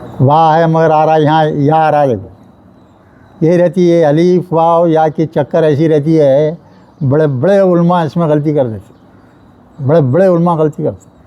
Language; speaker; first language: Urdu; native; Urdu